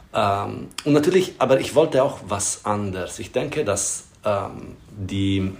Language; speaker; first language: German; non-native, fluent; Italian